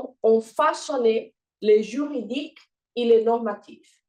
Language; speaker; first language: French; non-native, fluent; Portuguese